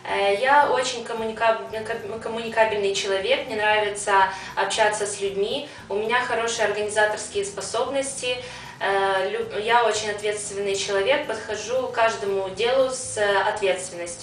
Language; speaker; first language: Russian; non-native, local second language; Ukrainian